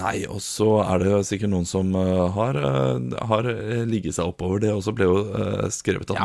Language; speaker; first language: Norwegian; native; Norwegian